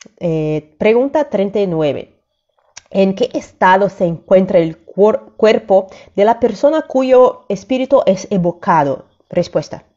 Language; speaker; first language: Spanish; non-native, fluent; Portuguese